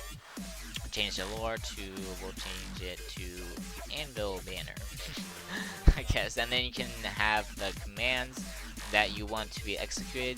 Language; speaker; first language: English; native; English